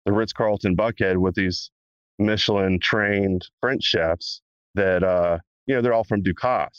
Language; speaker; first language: English; native; English